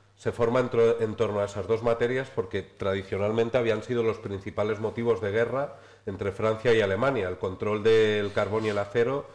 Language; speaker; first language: Spanish; native; Spanish